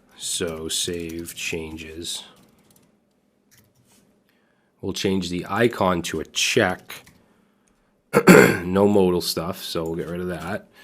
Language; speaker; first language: English; native; English